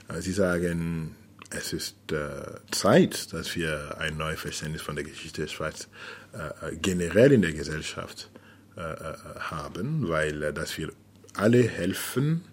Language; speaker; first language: German; non-native, fluent; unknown